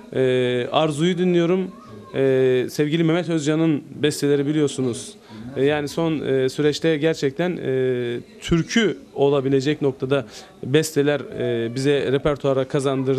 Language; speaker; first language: Turkish; native; Turkish